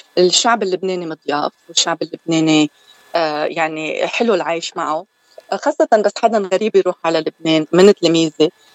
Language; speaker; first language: Arabic; native; Arabic